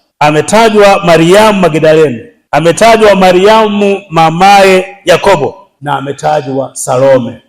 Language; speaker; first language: Swahili; native; Swahili